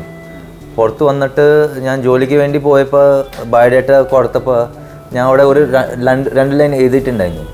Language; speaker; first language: Malayalam; early bilingual, heritage; Malayalam